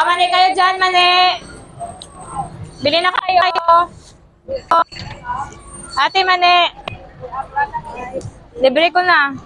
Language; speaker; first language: Filipino; non-native, local second language; Cebuano